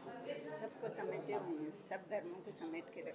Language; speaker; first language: Hindi; native; Hindi